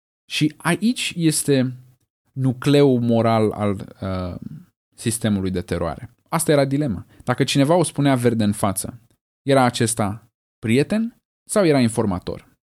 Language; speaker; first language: Romanian; native; Romanian